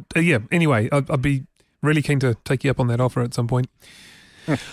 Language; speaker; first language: English; native; English